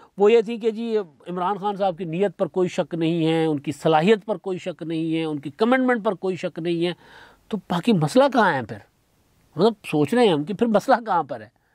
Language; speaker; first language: Urdu; non-native, local second language; Sindhi